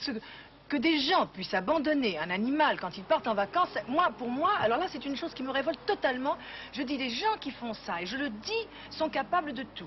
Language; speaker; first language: French; native; French